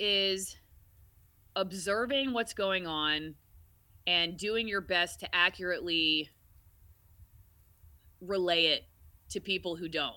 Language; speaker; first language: English; native; English